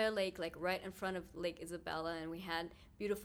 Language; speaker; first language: English; non-native, fluent; German